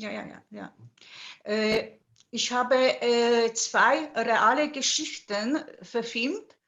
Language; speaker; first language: German; non-native, fluent; Polish